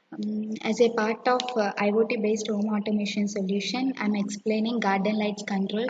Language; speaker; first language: English; non-native, local second language; Telugu